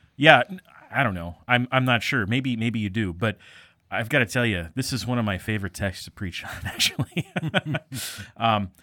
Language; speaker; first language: English; native; English